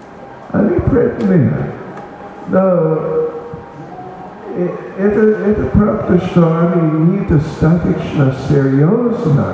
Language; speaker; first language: Russian; non-native, learner; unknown